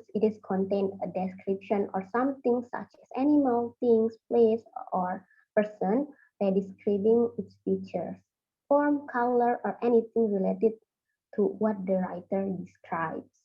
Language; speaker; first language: English; non-native, fluent; Indonesian